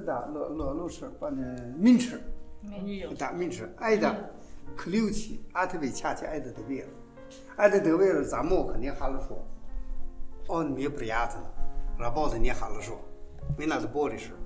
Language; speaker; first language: Russian; non-native, learner; Chinese